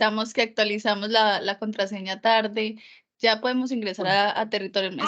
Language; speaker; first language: Spanish; native; Spanish